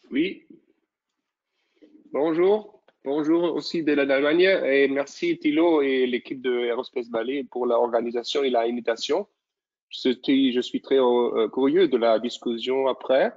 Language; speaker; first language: French; non-native, fluent; German